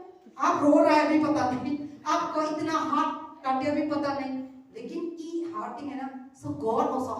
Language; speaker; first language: Hindi; non-native, local second language; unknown